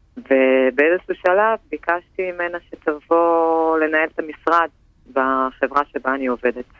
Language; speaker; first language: Hebrew; native; Hebrew